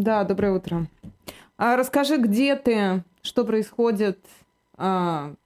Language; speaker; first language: Russian; native; Russian